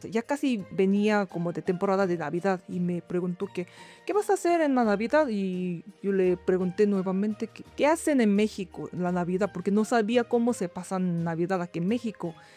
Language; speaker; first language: Spanish; non-native, learner; Korean